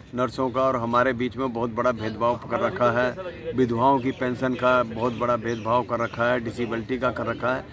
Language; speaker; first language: Hindi; native; Hindi